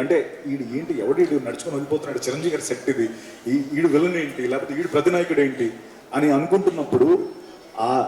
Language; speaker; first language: Telugu; native; Telugu